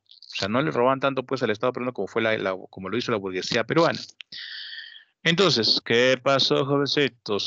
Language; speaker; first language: Spanish; native; Spanish